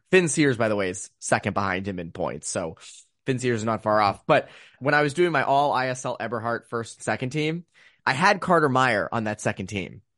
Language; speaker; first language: English; native; English